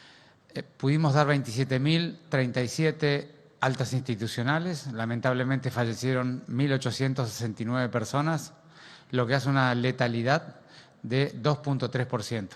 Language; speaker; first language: Spanish; native; Spanish